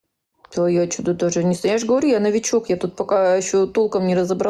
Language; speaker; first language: Russian; native; Russian